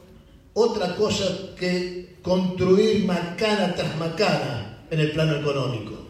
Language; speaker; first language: Spanish; native; Spanish